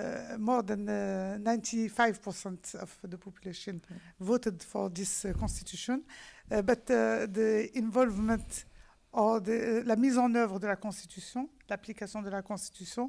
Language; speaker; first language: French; non-native, local second language; Arabic